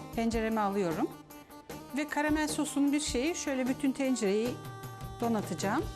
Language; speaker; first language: Turkish; early bilingual, other home language; Serbian